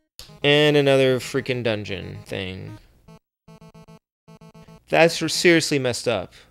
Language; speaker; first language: English; native; English